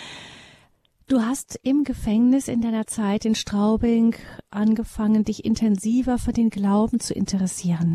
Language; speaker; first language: German; native; German